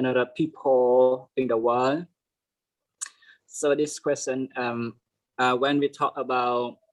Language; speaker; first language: English; non-native, learner; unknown